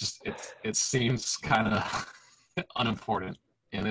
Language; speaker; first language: English; native; English